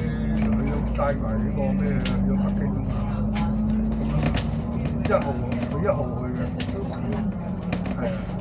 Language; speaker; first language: Cantonese; native; Cantonese